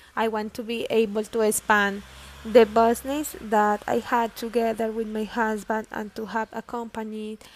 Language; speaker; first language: English; non-native, learner; Spanish